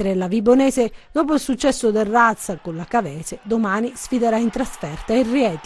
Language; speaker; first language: Italian; native; Italian